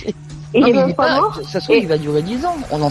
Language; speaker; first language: French; native; French